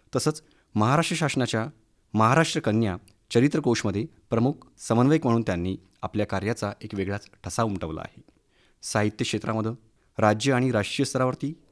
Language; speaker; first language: Marathi; native; Marathi